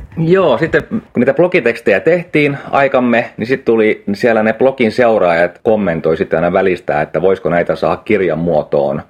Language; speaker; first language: Finnish; native; Finnish